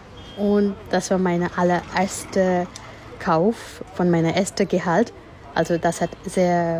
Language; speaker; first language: German; non-native, fluent; Gujarati